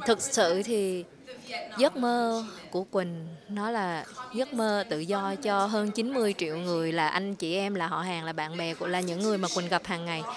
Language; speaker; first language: Vietnamese; native; Vietnamese